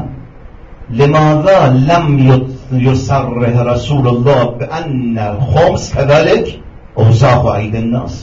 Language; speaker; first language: Arabic; non-native, fluent; Persian